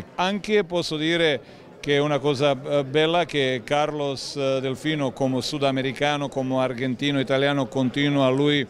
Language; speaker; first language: Italian; non-native, learner; Croatian